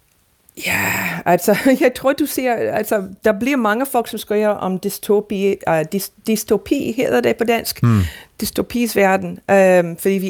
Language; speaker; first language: Danish; non-native, fluent; English